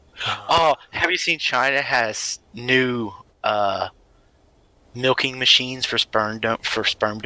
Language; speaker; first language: English; native; English